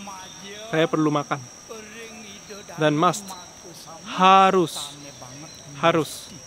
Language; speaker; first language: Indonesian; non-native, fluent; English